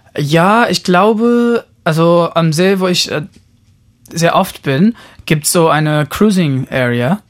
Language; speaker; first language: German; non-native, fluent; Portuguese